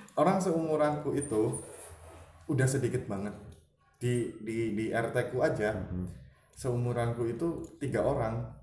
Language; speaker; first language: Indonesian; native; Indonesian